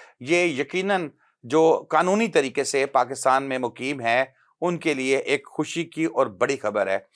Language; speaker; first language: Urdu; non-native, local second language; Pashto